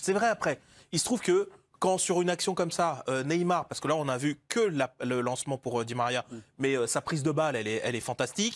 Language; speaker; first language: French; native; French